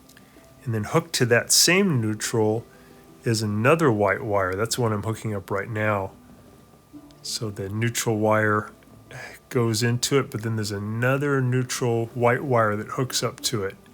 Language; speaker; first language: English; native; English